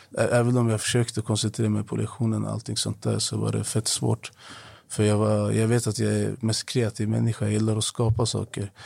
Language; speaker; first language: Swedish; non-native, fluent; Arabic